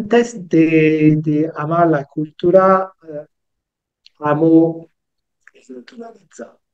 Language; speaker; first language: Spanish; non-native, learner; French